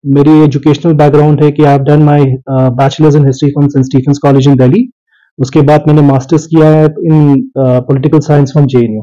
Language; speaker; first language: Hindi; non-native, local second language; Sherpa